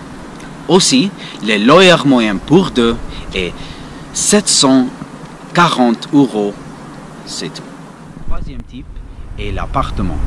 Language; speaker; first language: French; non-native, learner; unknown